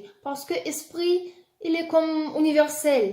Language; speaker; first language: French; non-native, learner; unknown